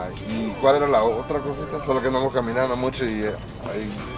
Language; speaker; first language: Spanish; early bilingual, heritage; Spanish